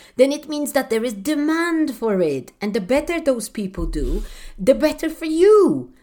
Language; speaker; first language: English; non-native, fluent; Polish